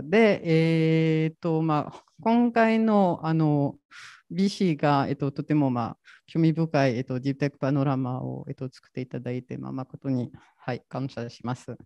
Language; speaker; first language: Japanese; non-native, fluent; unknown